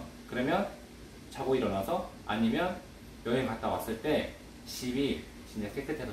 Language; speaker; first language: Korean; native; Korean